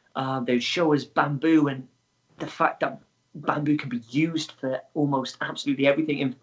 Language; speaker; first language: English; native; English